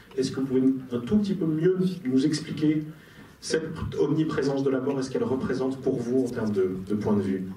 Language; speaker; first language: French; native; French